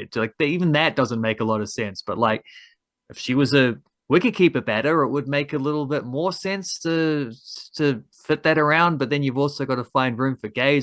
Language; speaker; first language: English; native; English